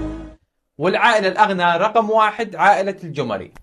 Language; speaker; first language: Arabic; native; Arabic